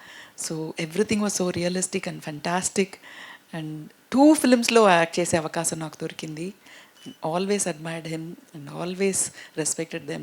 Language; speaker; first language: Telugu; non-native, fluent; Tamil